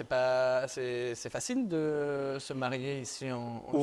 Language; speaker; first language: French; native; French